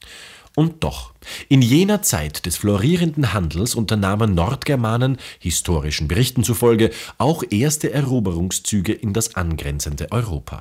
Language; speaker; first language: German; native; German